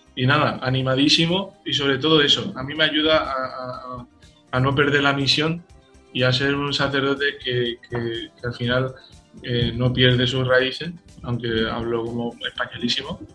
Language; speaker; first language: Spanish; native; Spanish